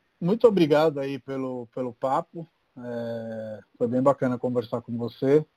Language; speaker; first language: Portuguese; non-native, fluent; Italian